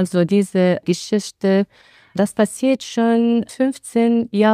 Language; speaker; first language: German; non-native, learner; Arabic